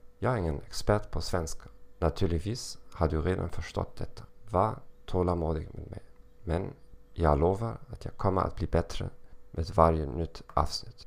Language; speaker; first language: Swedish; non-native, learner; German